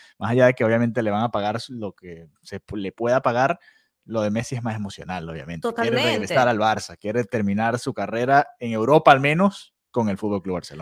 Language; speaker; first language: Spanish; native; Spanish